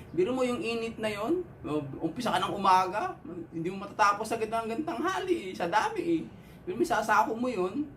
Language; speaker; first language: Filipino; native; Filipino